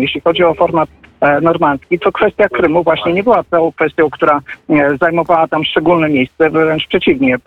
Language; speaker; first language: Polish; native; Polish